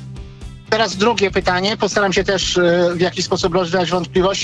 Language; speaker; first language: Polish; native; Polish